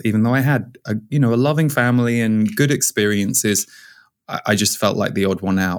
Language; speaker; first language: English; native; English